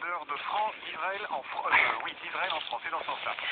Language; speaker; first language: French; native; French